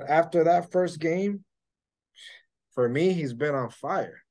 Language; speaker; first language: English; non-native, local second language; Spanish